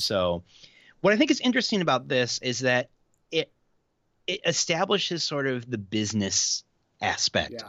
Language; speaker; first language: English; native; English